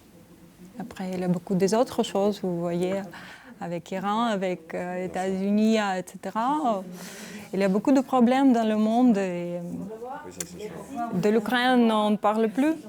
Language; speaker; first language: French; non-native, learner; Russian